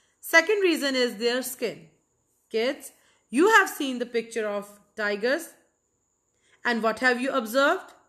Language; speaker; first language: English; non-native, local second language; Punjabi